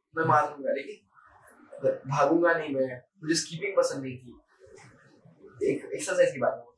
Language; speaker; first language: Hindi; non-native, local second language; Marathi